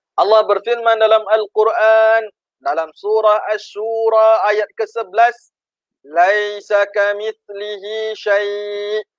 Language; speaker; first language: Malay; native; Malay